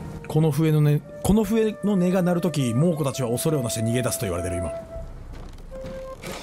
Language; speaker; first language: Japanese; native; Japanese